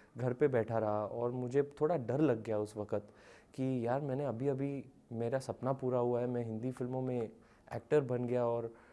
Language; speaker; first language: Hindi; native; Hindi